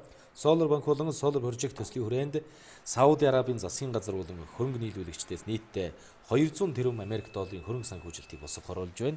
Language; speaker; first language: Mongolian; native; Mongolian